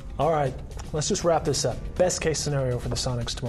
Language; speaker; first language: English; native; English